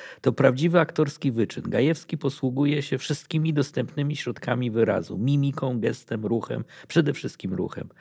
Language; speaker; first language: Polish; native; Polish